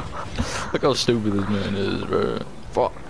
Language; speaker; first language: English; native; English